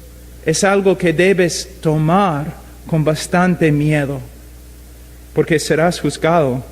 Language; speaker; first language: Spanish; non-native, fluent; English